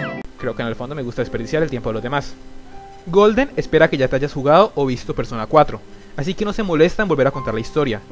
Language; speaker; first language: Spanish; native; Spanish